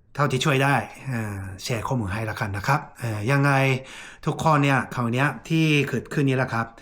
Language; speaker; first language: Thai; non-native, fluent; Japanese